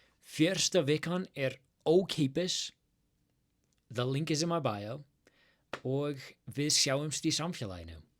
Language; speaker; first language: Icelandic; non-native, fluent; English